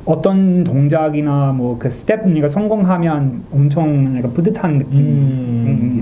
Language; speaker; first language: Korean; non-native, learner; English